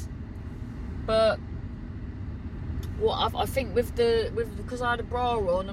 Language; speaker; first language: English; native; English